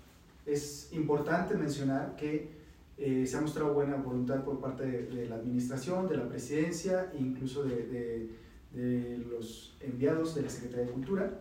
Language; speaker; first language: Spanish; native; Spanish